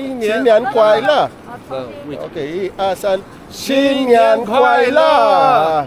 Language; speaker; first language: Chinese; non-native, learner; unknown